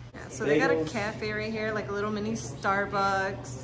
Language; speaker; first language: English; native; English